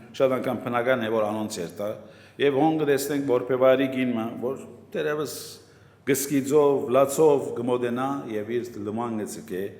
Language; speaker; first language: Armenian; native; Armenian